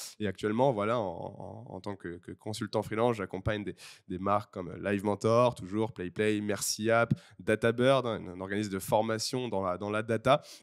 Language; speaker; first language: French; native; French